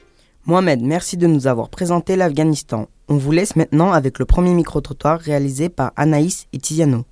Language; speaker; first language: French; native; French